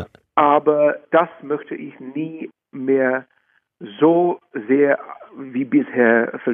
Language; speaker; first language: German; non-native, fluent; Czech